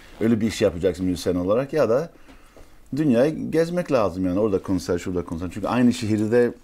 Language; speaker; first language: Turkish; early bilingual, heritage; Turkish